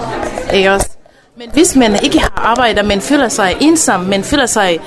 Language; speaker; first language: Danish; non-native, fluent; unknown